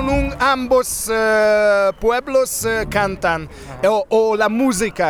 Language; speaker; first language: Spanish; non-native, fluent; Hungarian